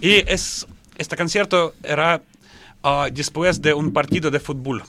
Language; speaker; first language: Spanish; non-native, learner; Russian